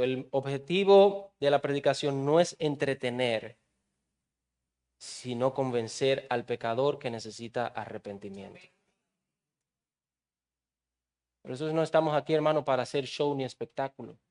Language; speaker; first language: Spanish; native; Spanish